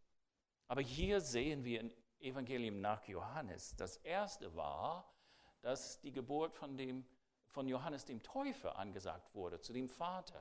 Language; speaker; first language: German; non-native, fluent; English